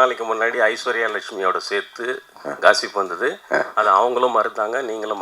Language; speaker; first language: Tamil; native; Tamil